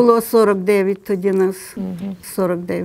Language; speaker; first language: Ukrainian; early bilingual, heritage; Ukrainian